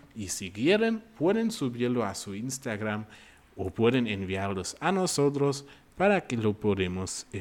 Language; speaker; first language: Spanish; non-native, fluent; German